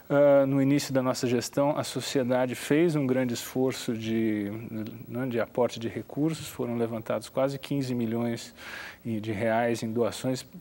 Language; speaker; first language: Portuguese; native; Portuguese